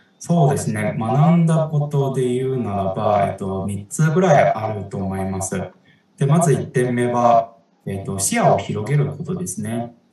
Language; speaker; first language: Japanese; non-native, fluent; Chinese